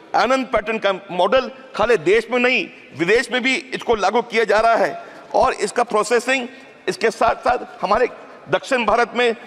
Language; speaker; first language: Hindi; native; Hindi